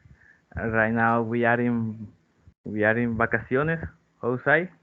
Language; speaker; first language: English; non-native, learner; Spanish